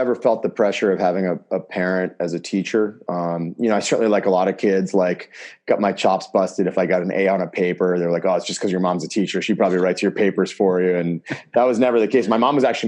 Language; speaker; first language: English; native; English